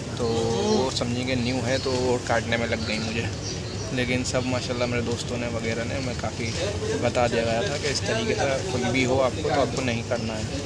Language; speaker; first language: Hindi; native; Hindi